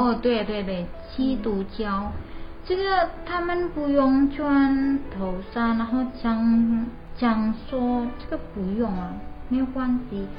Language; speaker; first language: Chinese; non-native, learner; Indonesian